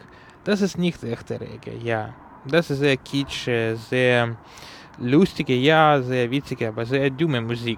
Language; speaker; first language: German; non-native, learner; Ukrainian